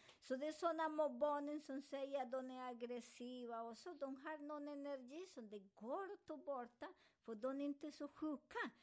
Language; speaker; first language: Swedish; non-native, fluent; Spanish